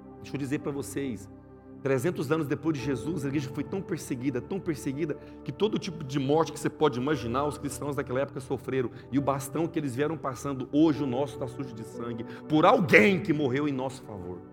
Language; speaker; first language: Portuguese; native; Portuguese